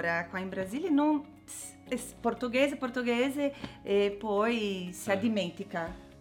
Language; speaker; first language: Italian; non-native, learner; Portuguese